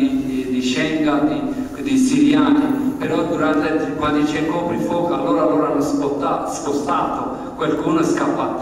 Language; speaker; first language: Italian; non-native, learner; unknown